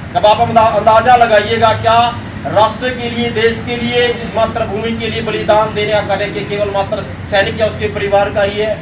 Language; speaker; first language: Hindi; native; Hindi